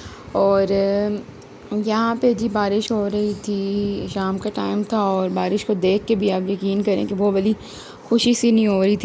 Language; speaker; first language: Urdu; native; Urdu